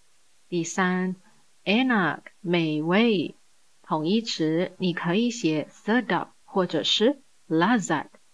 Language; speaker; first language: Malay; non-native, local second language; Chinese